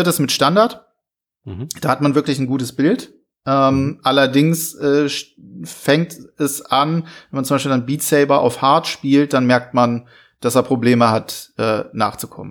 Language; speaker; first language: German; native; German